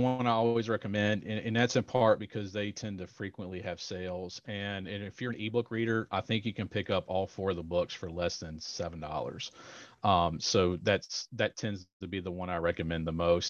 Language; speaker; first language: English; native; English